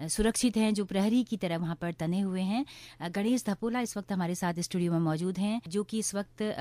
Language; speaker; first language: Hindi; native; Hindi